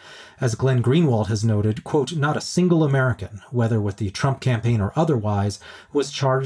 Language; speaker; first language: English; native; English